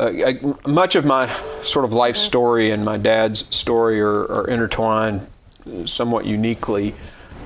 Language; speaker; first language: English; native; English